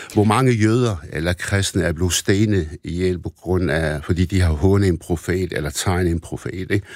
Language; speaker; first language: Danish; early bilingual, other home language; Arabic